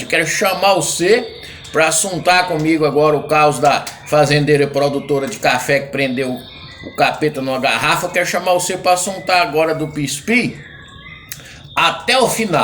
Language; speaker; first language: Portuguese; native; Portuguese